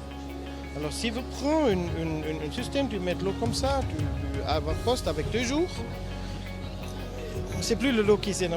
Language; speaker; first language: French; non-native, learner; German